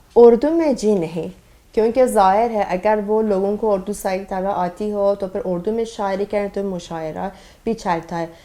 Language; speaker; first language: Urdu; non-native, fluent; Persian